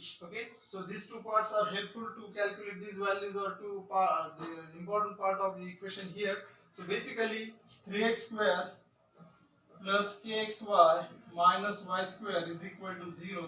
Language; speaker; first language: English; non-native, local second language; Marathi